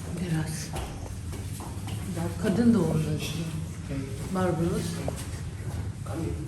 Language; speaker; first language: Turkish; non-native, learner; Russian